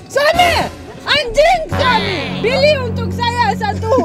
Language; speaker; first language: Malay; non-native, learner; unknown